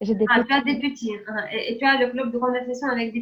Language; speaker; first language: French; non-native, fluent; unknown